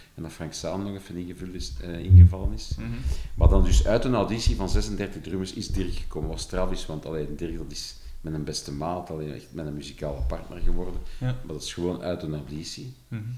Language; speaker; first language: Dutch; native; Dutch